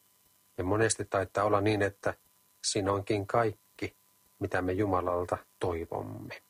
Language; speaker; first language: Finnish; native; Finnish